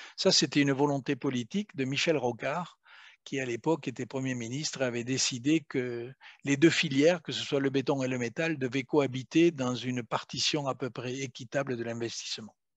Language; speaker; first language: French; native; French